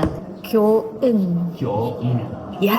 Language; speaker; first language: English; non-native, learner; Korean